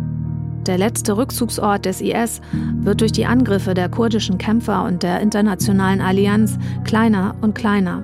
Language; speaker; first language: German; native; German